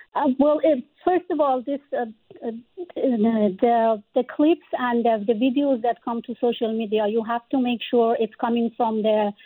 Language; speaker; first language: English; non-native, fluent; Persian